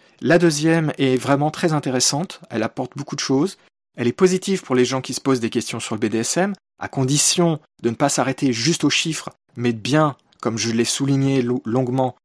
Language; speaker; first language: French; native; French